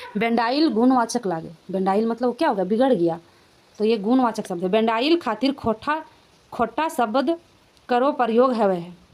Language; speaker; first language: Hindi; native; Hindi